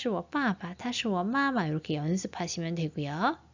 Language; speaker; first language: Chinese; non-native, learner; Korean